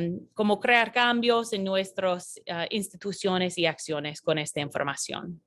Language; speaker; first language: Spanish; non-native, fluent; English